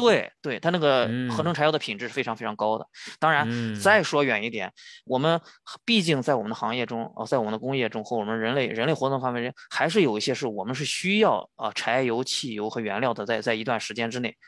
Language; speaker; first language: Chinese; native; Chinese